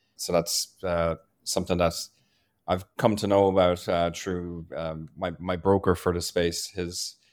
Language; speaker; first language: English; native; English